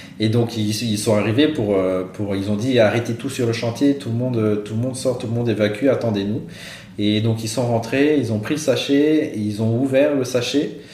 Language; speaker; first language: French; non-native, local second language; Malagasy